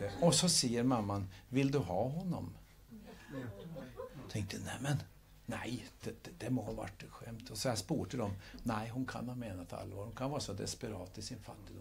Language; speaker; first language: Swedish; native; Swedish